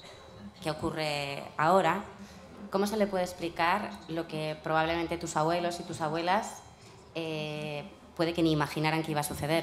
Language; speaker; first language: Spanish; native; Spanish